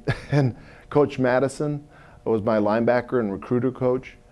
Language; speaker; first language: English; native; English